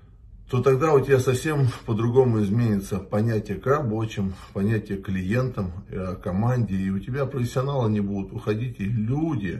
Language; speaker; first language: Russian; native; Russian